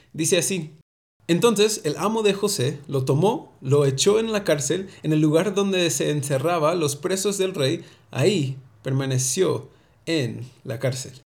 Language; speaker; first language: Spanish; early bilingual, heritage; Spanish